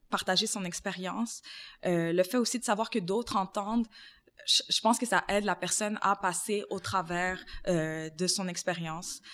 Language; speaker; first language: French; native; French